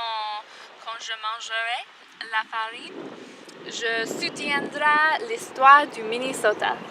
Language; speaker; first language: French; non-native, learner; English